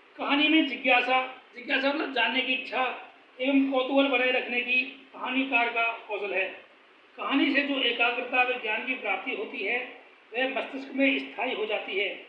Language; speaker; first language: Hindi; native; Hindi